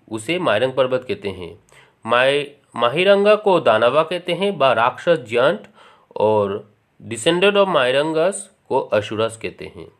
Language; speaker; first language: Hindi; non-native, local second language; Assamese